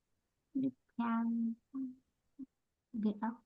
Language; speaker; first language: English; non-native, learner; Vietnamese